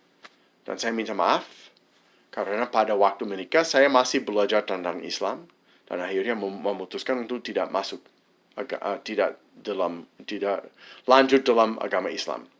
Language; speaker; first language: Indonesian; non-native, fluent; English